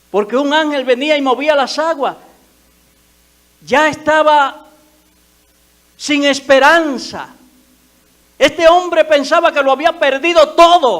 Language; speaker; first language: Spanish; native; Spanish